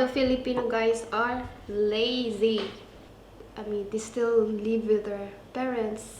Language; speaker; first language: English; non-native, local second language; Cebuano